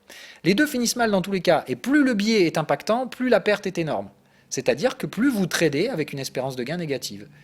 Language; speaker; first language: French; native; French